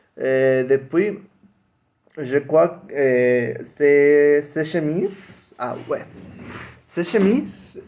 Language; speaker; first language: French; non-native, learner; Spanish